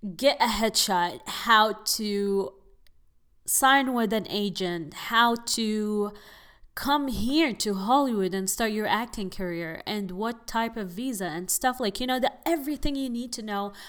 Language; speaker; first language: English; non-native, fluent; Arabic